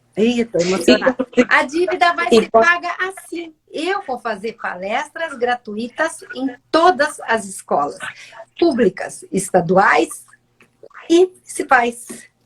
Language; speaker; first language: Portuguese; native; Portuguese